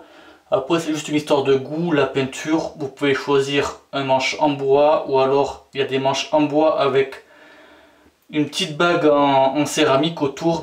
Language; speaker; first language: French; native; French